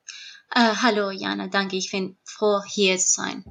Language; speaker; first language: German; non-native, fluent; Spanish